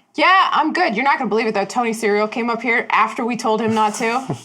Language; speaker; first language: English; native; English